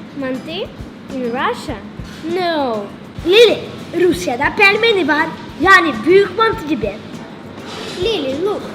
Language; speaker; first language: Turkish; non-native, learner; English